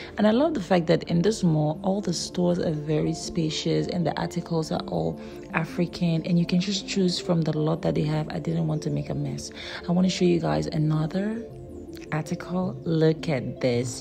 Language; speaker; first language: English; native; English